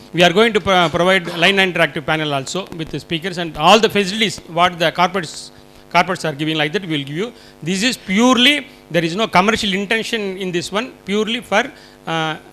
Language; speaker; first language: English; non-native, local second language; Tamil